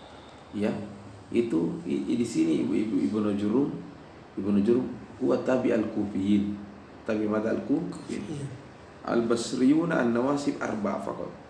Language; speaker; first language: Arabic; non-native, fluent; Indonesian